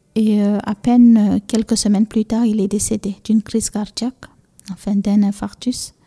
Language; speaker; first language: French; non-native, local second language; Fula